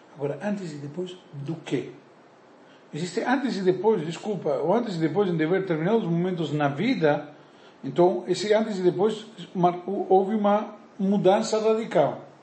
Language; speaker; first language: Portuguese; native; Portuguese